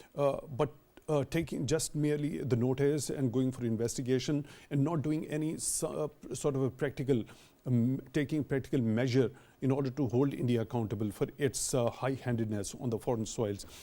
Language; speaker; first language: English; non-native, local second language; Urdu